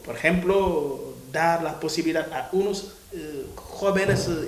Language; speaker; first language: Spanish; non-native, fluent; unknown